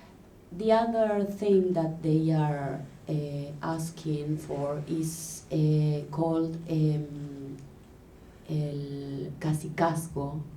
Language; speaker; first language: English; non-native, learner; Spanish